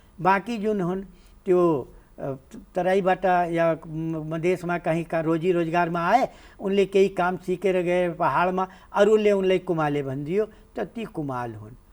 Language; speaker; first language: Nepali; non-native, local second language; Awadhi